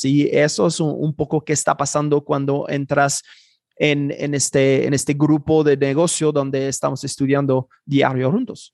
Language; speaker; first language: Spanish; non-native, fluent; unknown